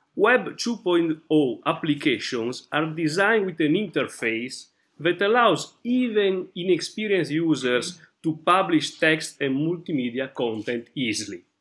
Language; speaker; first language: English; non-native, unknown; Italian